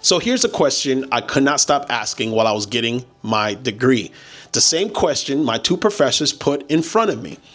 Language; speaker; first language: English; native; English